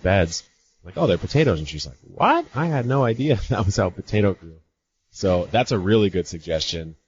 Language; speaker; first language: English; native; English